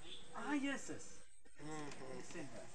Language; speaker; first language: English; non-native, fluent; Sinhala